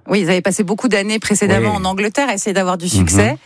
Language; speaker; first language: French; native; French